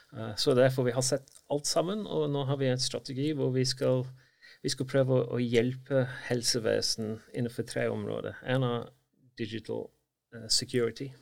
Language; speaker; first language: Norwegian; non-native, fluent; English